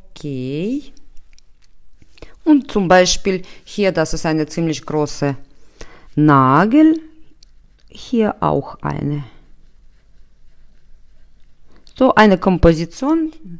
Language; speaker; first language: German; non-native, learner; Russian